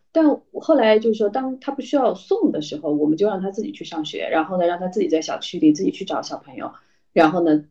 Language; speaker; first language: Chinese; native; Chinese